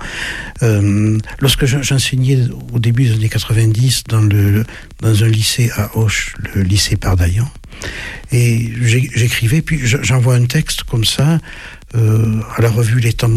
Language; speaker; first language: French; native; French